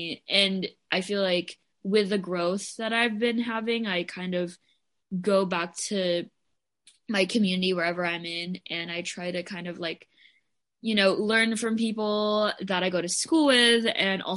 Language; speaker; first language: English; non-native, local second language; Filipino